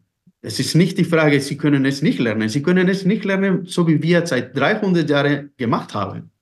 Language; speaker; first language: German; non-native, fluent; Spanish